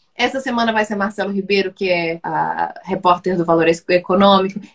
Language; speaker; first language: Portuguese; native; Portuguese